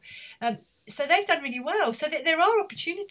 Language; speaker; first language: English; native; English